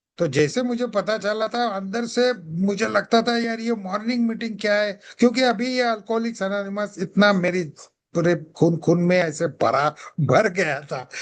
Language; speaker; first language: Hindi; non-native, local second language; Marathi